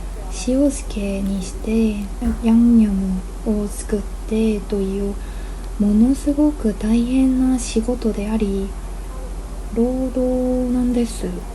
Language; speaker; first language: Japanese; non-native, fluent; Korean